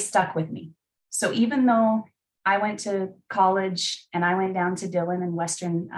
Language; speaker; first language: English; native; English